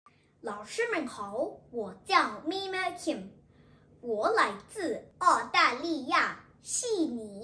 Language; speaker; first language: Chinese; non-native, learner; English